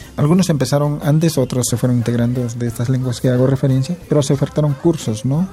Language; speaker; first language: Spanish; non-native, local second language; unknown